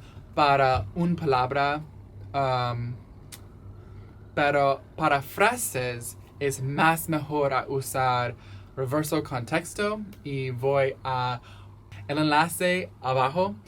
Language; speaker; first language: Spanish; non-native, learner; English